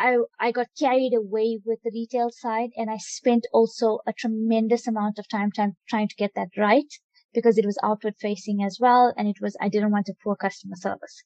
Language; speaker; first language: English; native; English